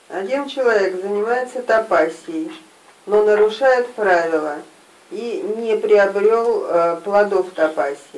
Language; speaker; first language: Russian; native; Russian